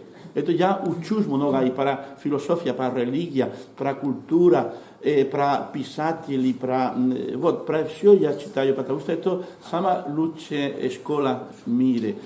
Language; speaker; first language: Russian; non-native, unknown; Spanish